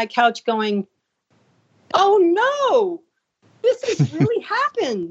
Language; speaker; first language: English; native; English